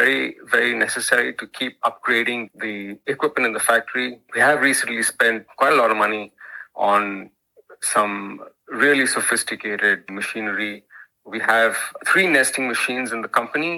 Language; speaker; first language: English; non-native, local second language; Hindi